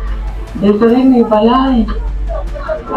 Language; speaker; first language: Filipino; non-native, local second language; Cebuano